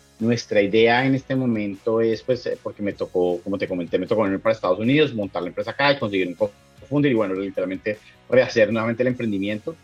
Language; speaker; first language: Spanish; native; Spanish